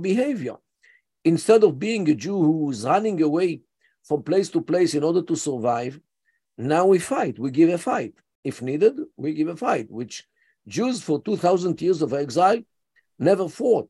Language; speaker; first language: English; non-native, fluent; Yiddish